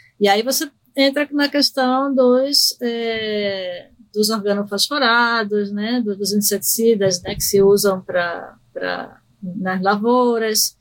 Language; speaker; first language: Portuguese; early bilingual, other home language; Spanish